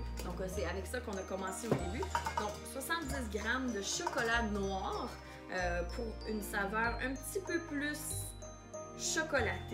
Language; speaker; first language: French; native; French